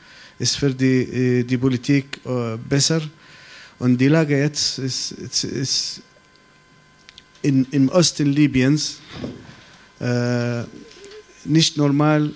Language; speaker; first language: German; non-native, fluent; Arabic